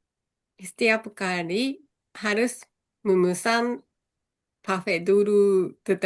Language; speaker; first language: Indonesian; non-native, learner; Japanese